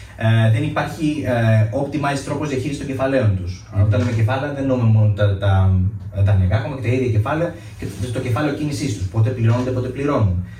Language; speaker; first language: Greek; native; Greek